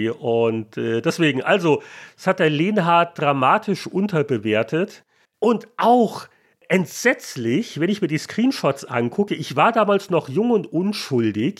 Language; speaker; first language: German; native; German